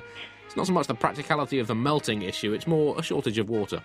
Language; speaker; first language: English; native; English